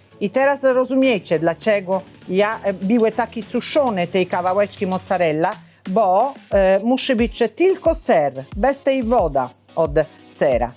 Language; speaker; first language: Polish; non-native, learner; Italian